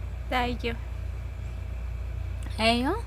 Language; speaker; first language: Arabic; non-native, learner; Amharic